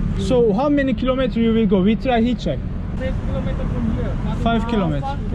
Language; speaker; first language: English; non-native, learner; Turkish